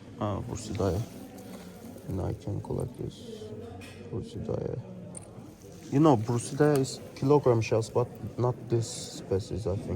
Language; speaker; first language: English; non-native, learner; Turkish